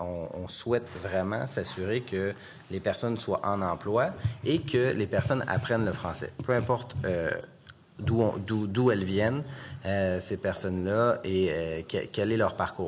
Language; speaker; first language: French; native; French